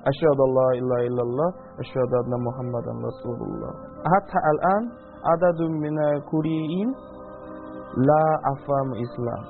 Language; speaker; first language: Arabic; non-native, learner; Korean